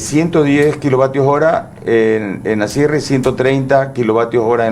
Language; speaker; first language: Spanish; native; Spanish